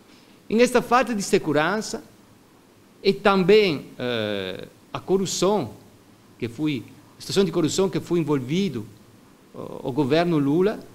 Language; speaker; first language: Portuguese; non-native, fluent; Italian